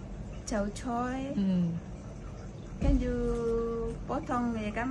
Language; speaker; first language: Cantonese; non-native, learner; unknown